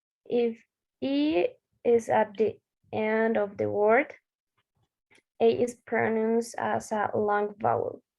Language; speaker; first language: English; non-native, learner; Spanish